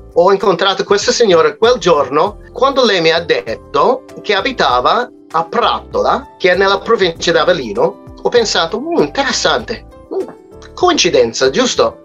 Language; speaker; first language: Italian; non-native, fluent; English